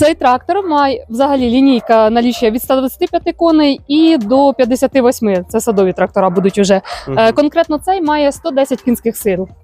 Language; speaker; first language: Ukrainian; native; Ukrainian